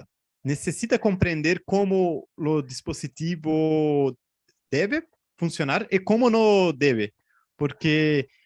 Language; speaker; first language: Spanish; non-native, fluent; Portuguese